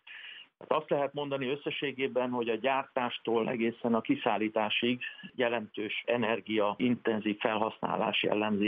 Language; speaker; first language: Hungarian; native; Hungarian